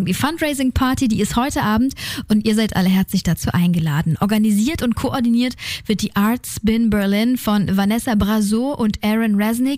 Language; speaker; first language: German; native; German